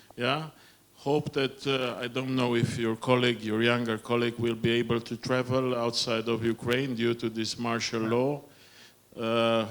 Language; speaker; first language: English; non-native, fluent; Romanian